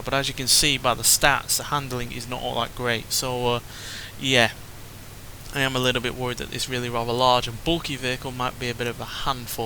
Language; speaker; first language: English; native; English